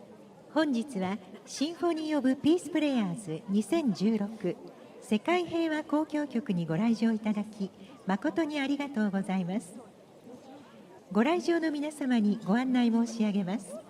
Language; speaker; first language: Japanese; native; Japanese